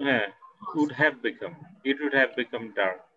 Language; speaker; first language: English; non-native, local second language; Bangla